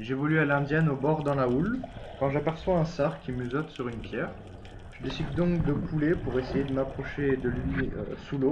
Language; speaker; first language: French; native; French